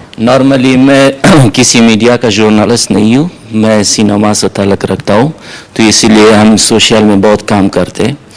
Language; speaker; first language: Hindi; non-native, fluent; Persian